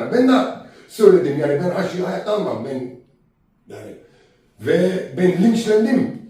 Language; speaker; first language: Turkish; native; Turkish